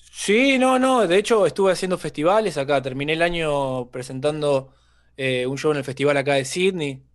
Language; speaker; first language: Spanish; native; Spanish